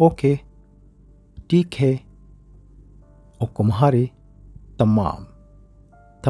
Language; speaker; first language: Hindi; non-native, learner; Sinhala